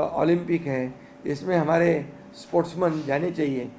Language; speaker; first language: Hindi; non-native, local second language; Marathi